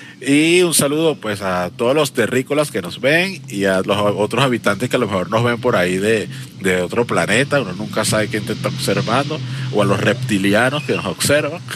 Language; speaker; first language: Spanish; native; Spanish